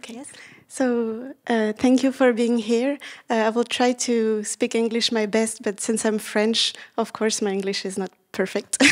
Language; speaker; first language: English; non-native, fluent; French